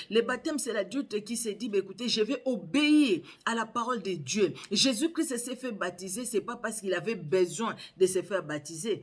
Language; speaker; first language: French; non-native, local second language; Lingala